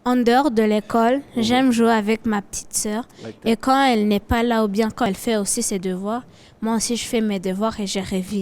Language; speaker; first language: French; non-native, local second language; Kinyarwanda